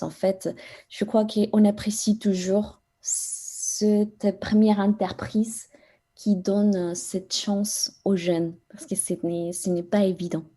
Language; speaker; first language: French; non-native, fluent; Spanish